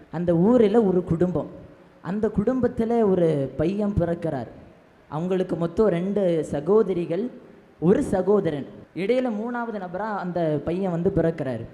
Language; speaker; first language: Tamil; non-native, local second language; Malayalam